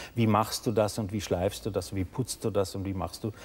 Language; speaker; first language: German; native; German